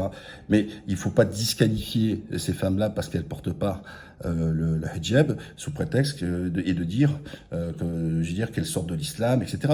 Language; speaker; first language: French; native; French